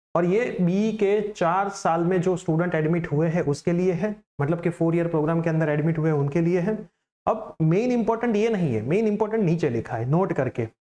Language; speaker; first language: Hindi; non-native, local second language; Gujarati